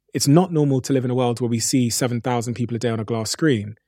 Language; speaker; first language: English; native; English